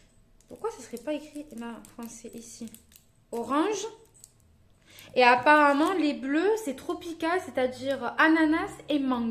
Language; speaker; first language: French; native; French